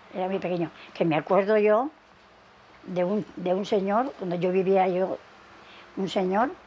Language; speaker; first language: Spanish; native; Spanish